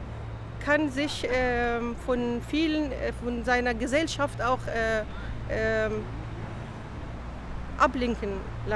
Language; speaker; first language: German; non-native, fluent; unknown